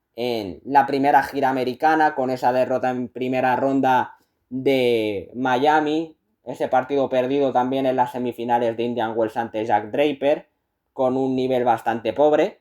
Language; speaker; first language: Spanish; native; Spanish